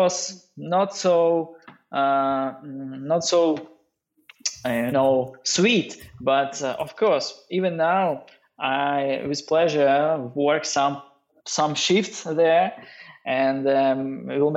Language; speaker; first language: English; non-native, learner; Russian